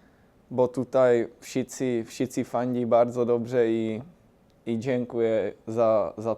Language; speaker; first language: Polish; non-native, learner; Czech